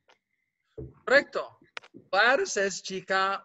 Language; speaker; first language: Spanish; non-native, fluent; English